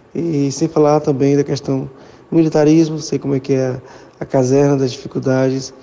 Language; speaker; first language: Portuguese; native; Portuguese